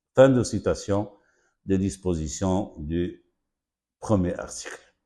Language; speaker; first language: French; non-native, local second language; Arabic